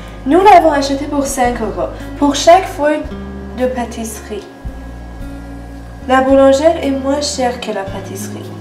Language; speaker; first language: French; non-native, learner; English